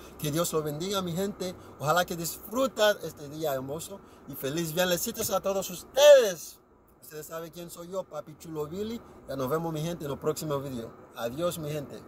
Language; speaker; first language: Spanish; non-native, learner; Haitian Creole